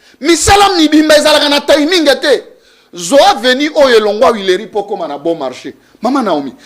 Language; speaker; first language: Lingala; native; Lingala